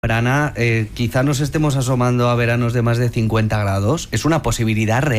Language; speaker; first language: Spanish; native; Spanish